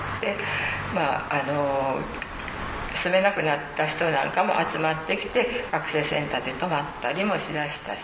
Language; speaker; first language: Japanese; native; Japanese